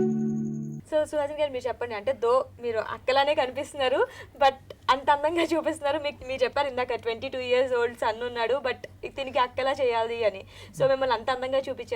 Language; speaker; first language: Telugu; native; Telugu